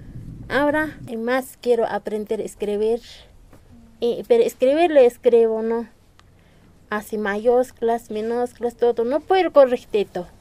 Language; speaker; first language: Spanish; non-native, local second language; Quechua